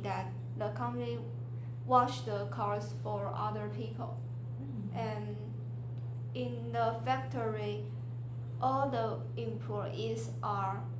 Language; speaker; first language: English; non-native, learner; Chinese